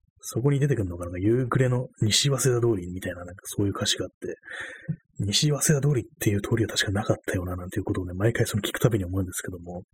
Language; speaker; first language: Japanese; native; Japanese